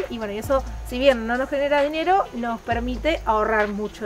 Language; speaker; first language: Spanish; native; Spanish